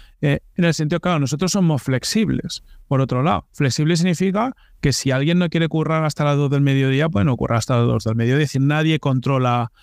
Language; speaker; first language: Spanish; native; Spanish